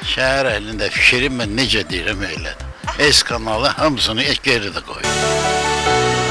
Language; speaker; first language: Azerbaijani; native; Azerbaijani